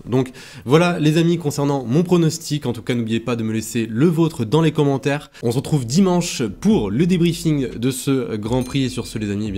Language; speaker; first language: French; native; French